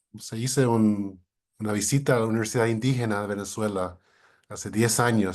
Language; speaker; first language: Spanish; non-native, fluent; English